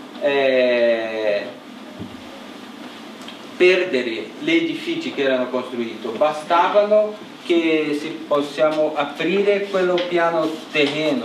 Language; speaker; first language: Italian; non-native, learner; Portuguese